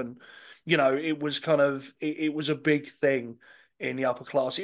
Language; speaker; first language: English; native; English